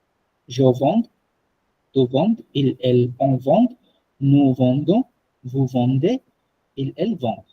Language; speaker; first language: French; non-native, learner; Bangla